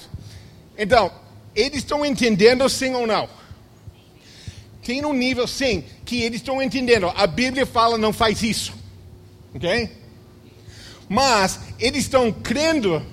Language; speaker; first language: Portuguese; non-native, fluent; English